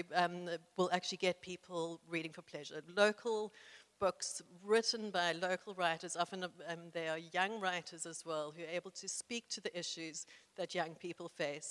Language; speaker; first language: English; native; English